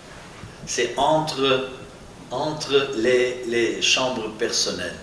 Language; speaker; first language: French; non-native, local second language; Dutch